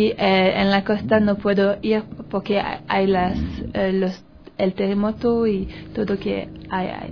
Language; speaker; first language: Spanish; non-native, learner; French